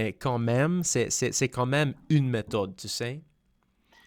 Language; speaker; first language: French; non-native, fluent; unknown